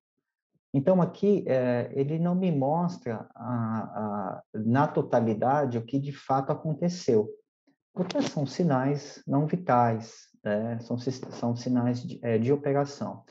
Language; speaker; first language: Portuguese; native; Portuguese